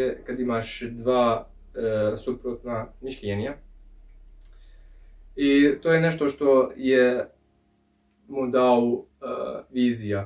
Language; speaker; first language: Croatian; early bilingual, heritage; English